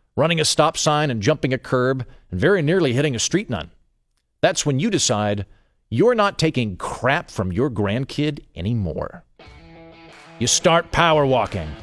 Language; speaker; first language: English; native; English